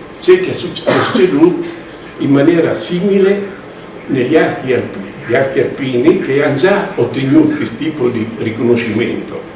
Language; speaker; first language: Italian; native; Italian